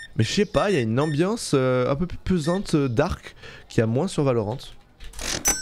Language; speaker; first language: French; native; French